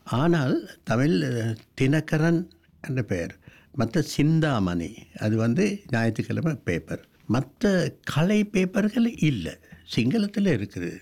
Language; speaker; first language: Tamil; non-native, local second language; Sinhala